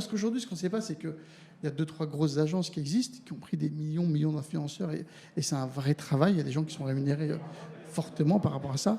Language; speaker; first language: French; native; French